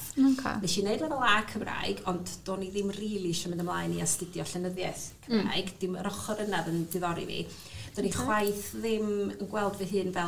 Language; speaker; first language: Welsh; native; Welsh